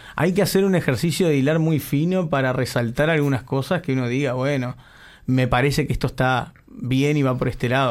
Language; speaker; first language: Spanish; native; Spanish